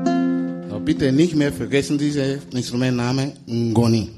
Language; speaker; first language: German; non-native, learner; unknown